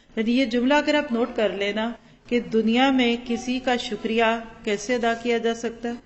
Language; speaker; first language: Urdu; non-native, local second language; Punjabi